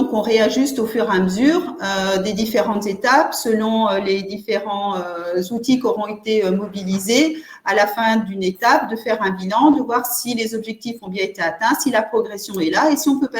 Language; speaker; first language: French; native; French